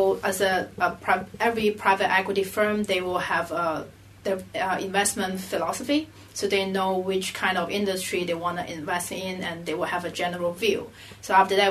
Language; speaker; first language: English; non-native, local second language; Cantonese